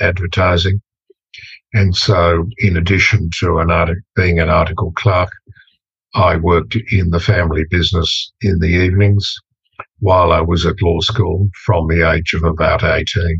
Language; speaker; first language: English; native; English